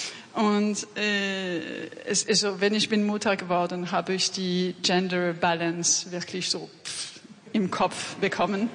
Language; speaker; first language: German; non-native, learner; French